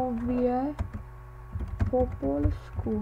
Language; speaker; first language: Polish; non-native, learner; Czech